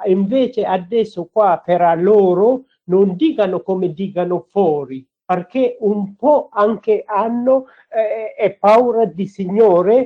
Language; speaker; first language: Italian; non-native, learner; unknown